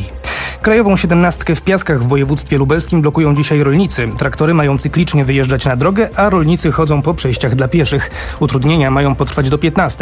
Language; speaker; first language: Polish; native; Polish